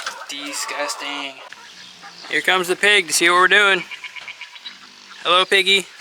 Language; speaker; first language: English; native; English